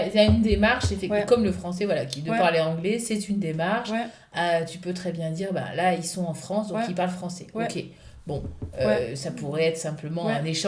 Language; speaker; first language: French; native; French